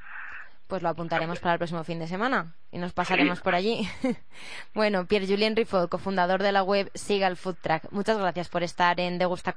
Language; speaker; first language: Spanish; native; Spanish